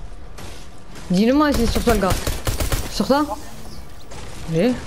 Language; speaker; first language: French; native; French